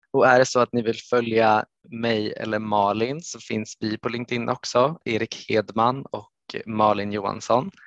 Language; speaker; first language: Swedish; native; Swedish